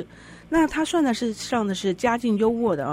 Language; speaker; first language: Chinese; native; Chinese